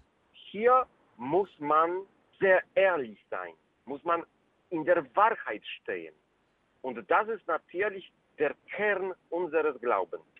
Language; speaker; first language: German; non-native, fluent; Polish